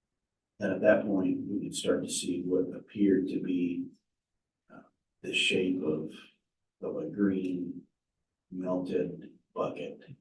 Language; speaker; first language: English; native; English